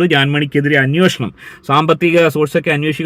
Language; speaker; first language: Malayalam; native; Malayalam